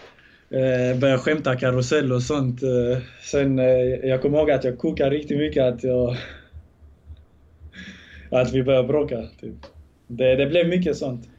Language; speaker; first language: Swedish; early bilingual, other home language; Bosnian